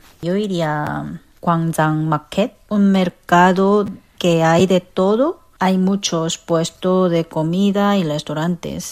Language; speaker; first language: Spanish; non-native, fluent; Korean